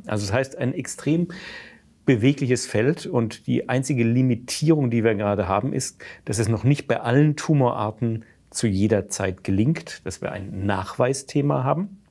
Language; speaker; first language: German; native; German